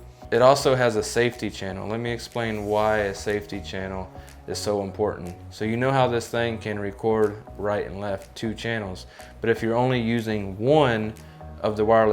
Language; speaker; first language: English; native; English